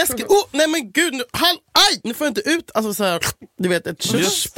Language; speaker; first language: Swedish; native; Swedish